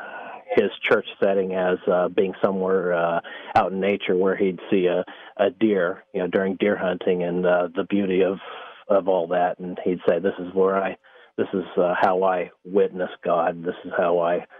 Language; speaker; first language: English; native; English